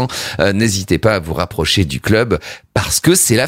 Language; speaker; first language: French; native; French